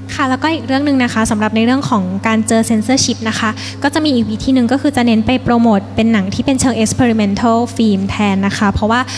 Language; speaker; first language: Thai; native; Thai